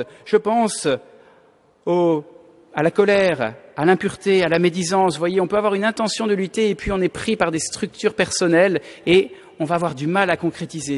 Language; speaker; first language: French; native; French